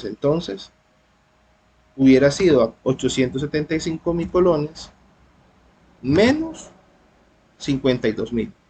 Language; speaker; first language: Spanish; native; Spanish